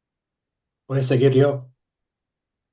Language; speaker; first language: Spanish; non-native, fluent; English